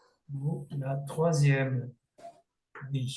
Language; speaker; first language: French; non-native, fluent; Portuguese